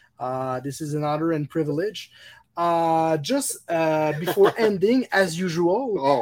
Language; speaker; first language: English; non-native, local second language; French